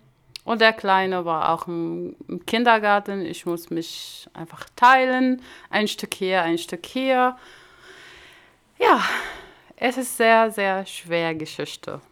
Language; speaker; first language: German; non-native, learner; Arabic